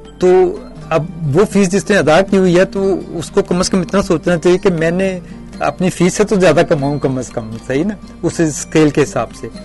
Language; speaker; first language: Urdu; native; Urdu